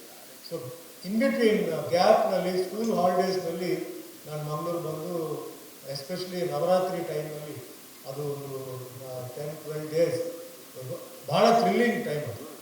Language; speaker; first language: Kannada; non-native, fluent; Tulu